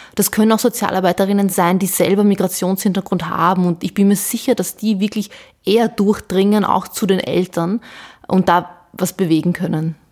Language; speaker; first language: German; early bilingual, other home language; Bosnian